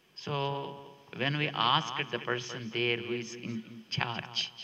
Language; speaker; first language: English; non-native, local second language; Telugu